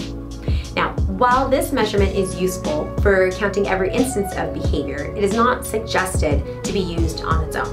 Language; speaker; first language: English; native; English